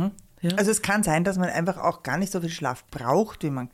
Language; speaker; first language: German; native; German